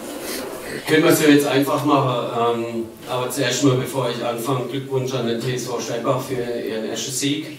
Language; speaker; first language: German; native; German